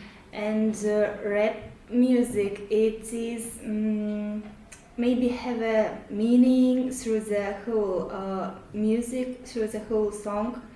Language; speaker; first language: English; non-native, learner; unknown